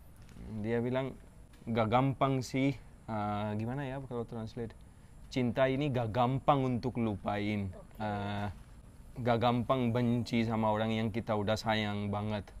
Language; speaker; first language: Indonesian; non-native, fluent; Urdu